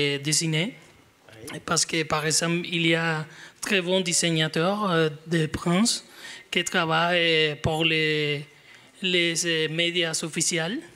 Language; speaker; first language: French; non-native, learner; Spanish